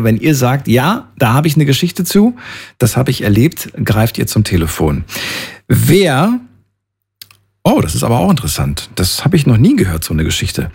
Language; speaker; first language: German; native; German